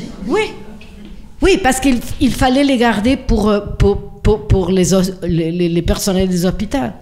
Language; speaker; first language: French; non-native, fluent; Spanish